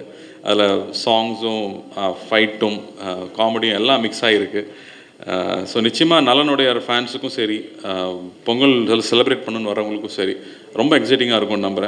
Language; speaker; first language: Tamil; native; Tamil